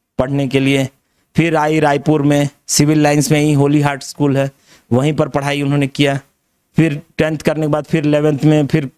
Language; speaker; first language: Hindi; native; Hindi